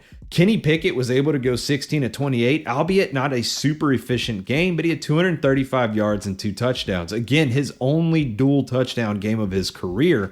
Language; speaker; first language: English; native; English